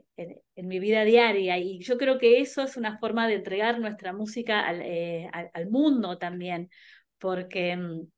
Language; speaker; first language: Spanish; native; Spanish